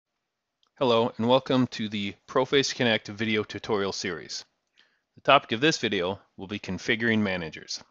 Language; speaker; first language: English; native; English